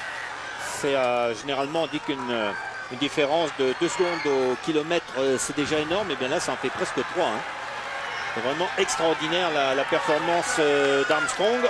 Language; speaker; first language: French; native; French